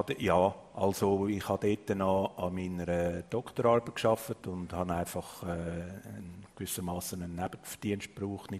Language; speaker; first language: German; native; German